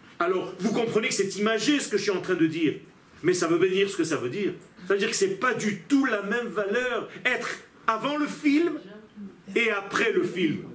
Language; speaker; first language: French; non-native, fluent; Hebrew